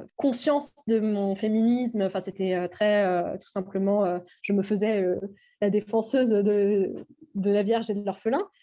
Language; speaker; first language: French; native; French